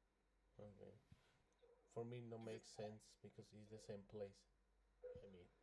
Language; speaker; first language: English; non-native, learner; Spanish